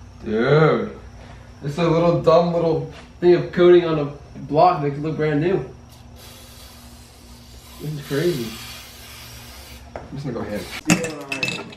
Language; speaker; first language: English; native; English